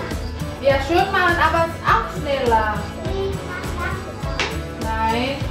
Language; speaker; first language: German; non-native, learner; Indonesian